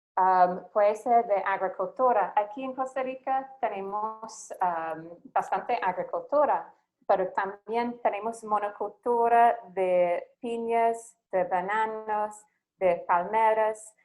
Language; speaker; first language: Spanish; non-native, fluent; English